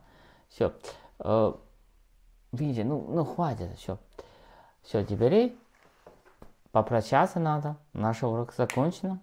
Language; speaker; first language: Russian; non-native, learner; Chinese